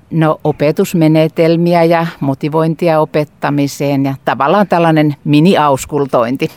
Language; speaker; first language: Finnish; native; Finnish